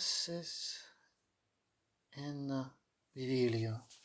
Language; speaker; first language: Greek; non-native, learner; Ukrainian